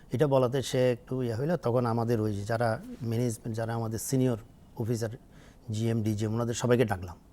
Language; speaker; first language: Bangla; native; Bangla